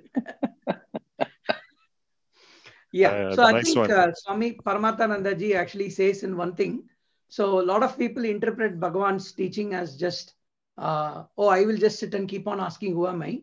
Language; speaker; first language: English; non-native, local second language; Tamil